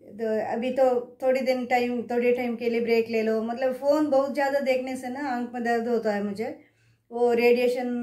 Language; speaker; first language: Hindi; non-native, local second language; Kannada